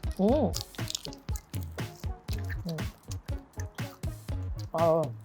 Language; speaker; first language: Thai; non-native, learner; Korean